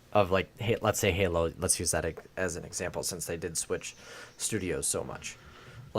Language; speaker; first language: English; native; English